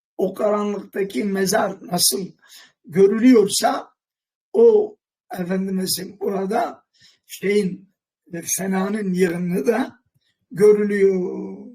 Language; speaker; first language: Turkish; non-native, local second language; Kurdish